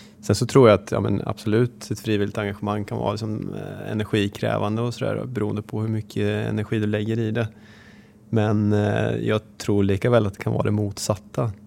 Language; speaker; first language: Swedish; native; Swedish